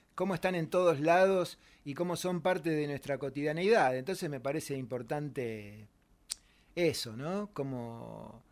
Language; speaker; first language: Spanish; native; Spanish